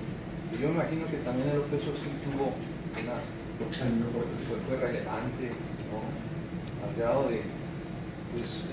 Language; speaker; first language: Spanish; native; Spanish